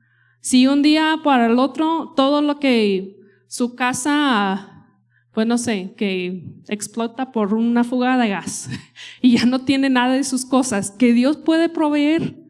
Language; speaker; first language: Spanish; non-native, fluent; English